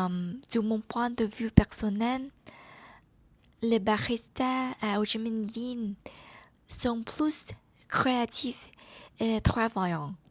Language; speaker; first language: French; non-native, learner; Vietnamese